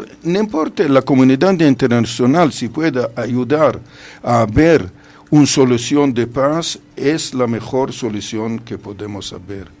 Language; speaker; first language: Spanish; non-native, fluent; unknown